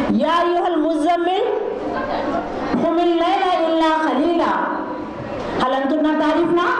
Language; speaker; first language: Arabic; non-native, learner; Urdu